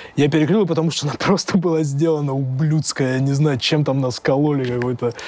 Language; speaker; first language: Russian; native; Russian